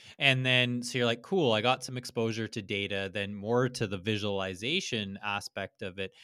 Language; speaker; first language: English; native; English